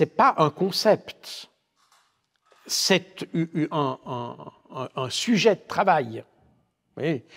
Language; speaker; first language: French; native; French